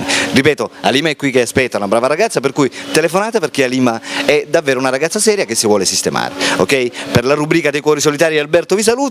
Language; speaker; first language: Italian; native; Italian